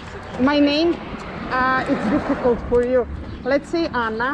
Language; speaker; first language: English; non-native, fluent; Serbian